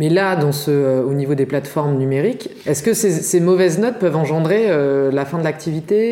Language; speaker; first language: French; native; French